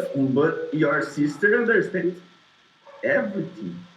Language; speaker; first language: English; non-native, learner; Portuguese